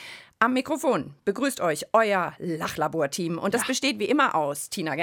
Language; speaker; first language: German; native; German